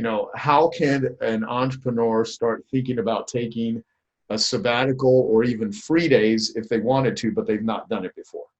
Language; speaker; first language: English; native; English